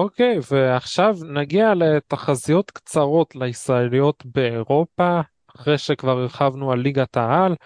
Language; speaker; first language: Hebrew; native; Hebrew